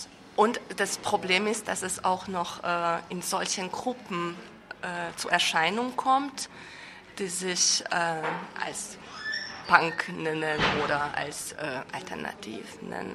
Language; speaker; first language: German; non-native, fluent; Hungarian